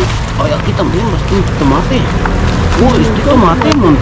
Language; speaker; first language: Spanish; non-native, learner; Filipino